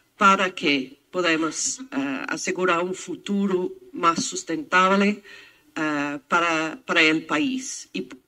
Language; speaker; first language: Spanish; non-native, fluent; English